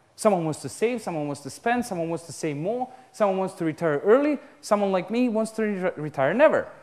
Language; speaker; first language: English; non-native, fluent; Serbian